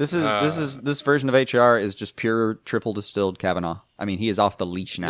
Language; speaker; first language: English; native; English